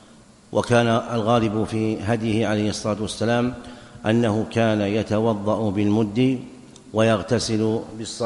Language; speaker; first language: Arabic; native; Arabic